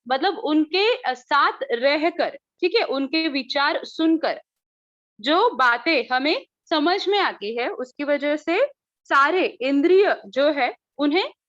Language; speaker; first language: Hindi; non-native, local second language; Marathi